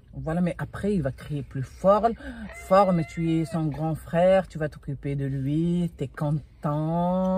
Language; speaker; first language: French; non-native, local second language; Arabic